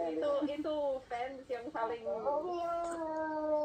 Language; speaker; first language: Indonesian; non-native, fluent; English